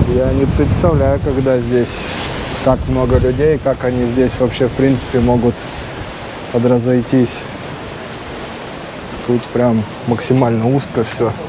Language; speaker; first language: Russian; native; Russian